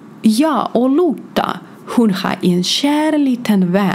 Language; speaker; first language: Swedish; non-native, fluent; Ukrainian